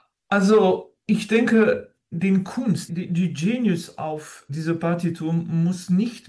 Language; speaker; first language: German; non-native, fluent; French